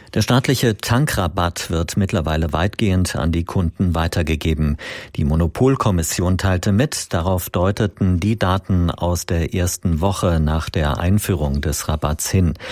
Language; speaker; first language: German; native; German